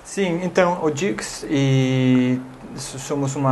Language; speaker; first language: Portuguese; non-native, fluent; English